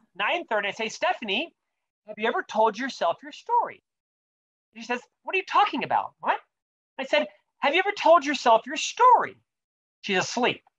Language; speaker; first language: English; native; English